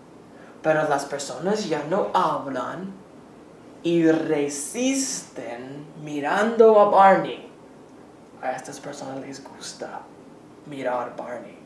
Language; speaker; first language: Spanish; non-native, fluent; English